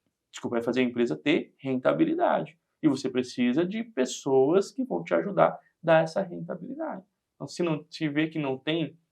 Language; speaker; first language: Portuguese; native; Portuguese